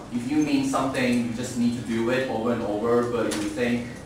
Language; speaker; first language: English; non-native, fluent; Chinese